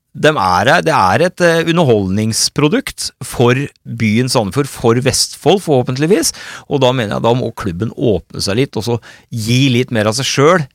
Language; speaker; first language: Norwegian; native; Norwegian